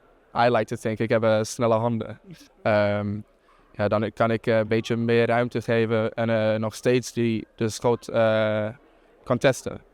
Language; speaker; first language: Dutch; non-native, fluent; English